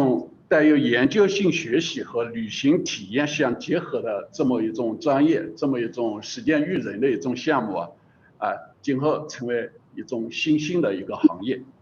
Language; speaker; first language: Chinese; native; Chinese